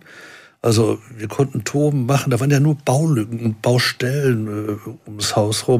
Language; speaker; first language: German; native; German